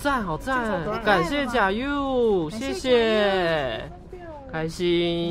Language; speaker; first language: Chinese; native; Chinese